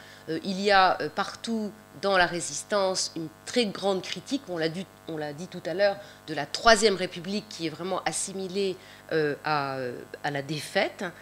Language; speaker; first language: French; native; French